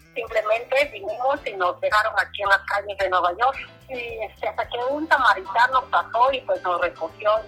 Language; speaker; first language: Spanish; non-native, local second language; Mixtepec Mixtec